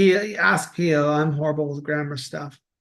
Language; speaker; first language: English; native; English